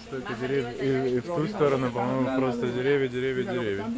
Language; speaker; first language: Russian; non-native, fluent; English